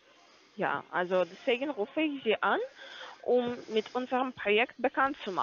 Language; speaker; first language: German; non-native, learner; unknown